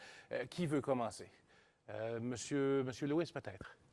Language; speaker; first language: French; native; French